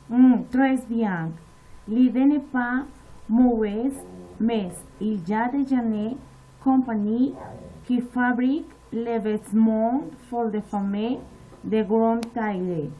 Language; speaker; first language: French; non-native, learner; Spanish